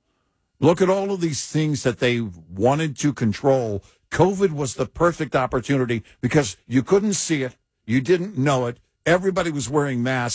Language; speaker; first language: English; native; English